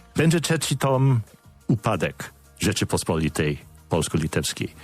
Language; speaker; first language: Polish; non-native, fluent; English